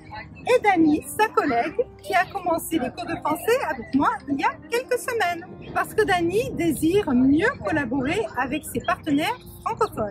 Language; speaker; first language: French; native; French